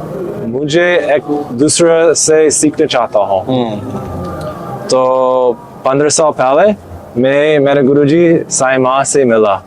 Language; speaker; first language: Hindi; non-native, learner; English